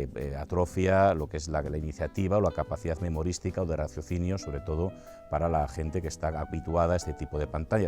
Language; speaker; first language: Spanish; native; Spanish